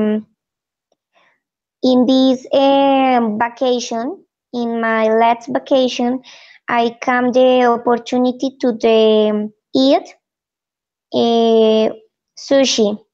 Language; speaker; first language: English; non-native, learner; Spanish